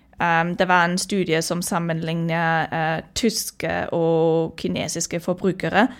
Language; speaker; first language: Norwegian; non-native, fluent; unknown